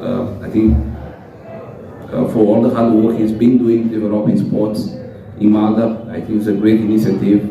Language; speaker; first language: English; non-native, fluent; Spanish